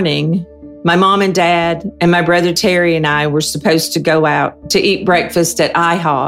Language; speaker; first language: English; native; English